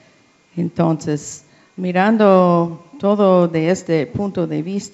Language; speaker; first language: Spanish; non-native, learner; English